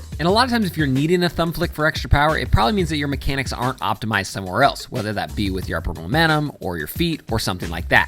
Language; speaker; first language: English; native; English